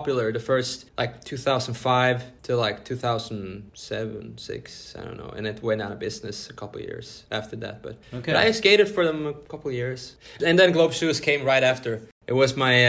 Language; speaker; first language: English; non-native, fluent; Norwegian